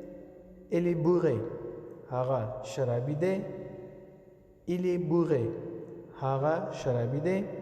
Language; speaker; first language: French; non-native, learner; Pashto